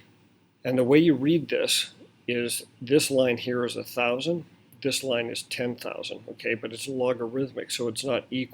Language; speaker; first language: English; native; English